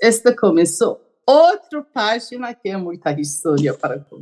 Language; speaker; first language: Portuguese; non-native, learner; Persian